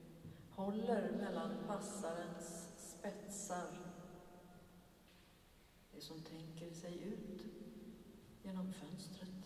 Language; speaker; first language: Swedish; native; Swedish